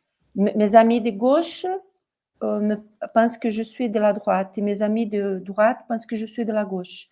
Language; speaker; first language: French; non-native, fluent; Portuguese